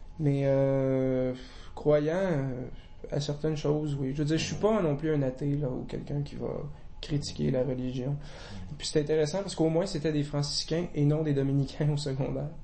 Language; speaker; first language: French; native; French